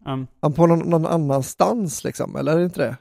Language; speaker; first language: Swedish; native; Swedish